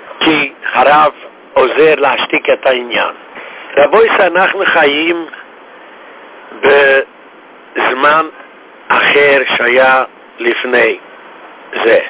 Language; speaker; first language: Hebrew; non-native, fluent; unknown